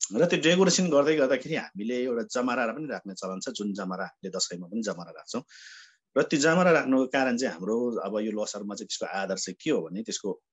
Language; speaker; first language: Nepali; non-native, local second language; Sherpa